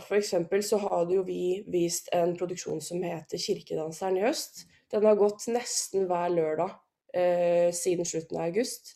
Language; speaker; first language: Norwegian; native; Norwegian